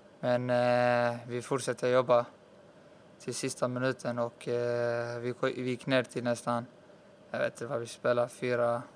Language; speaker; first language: Swedish; early bilingual, other home language; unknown